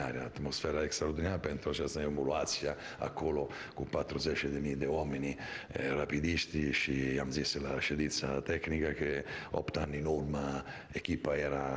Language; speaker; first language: Romanian; non-native, fluent; Italian